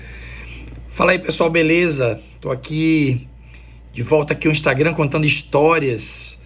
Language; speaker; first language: Portuguese; native; Portuguese